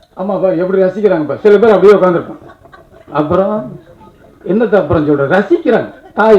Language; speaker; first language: Tamil; native; Tamil